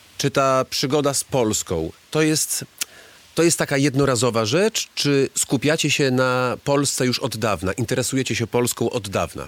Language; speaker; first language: Polish; native; Polish